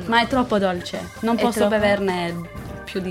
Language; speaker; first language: Italian; non-native, learner; English